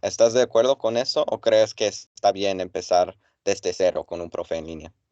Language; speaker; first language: Spanish; non-native, fluent; English